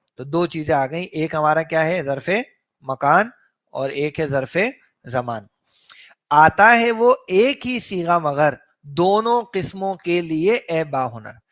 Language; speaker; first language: Urdu; native; Urdu